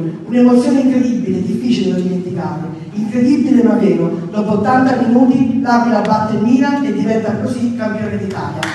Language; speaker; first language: Italian; native; Italian